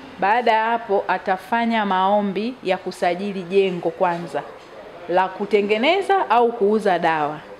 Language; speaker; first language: Swahili; native; Swahili